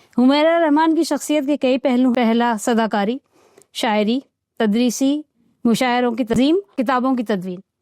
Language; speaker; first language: Urdu; native; Urdu